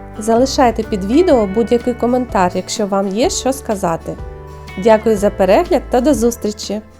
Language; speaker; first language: Ukrainian; native; Ukrainian